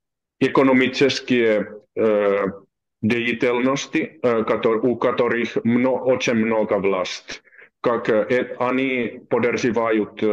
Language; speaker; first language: Russian; non-native, learner; Finnish